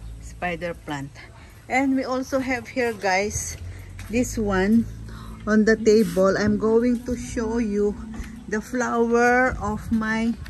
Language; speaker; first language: English; non-native, local second language; Filipino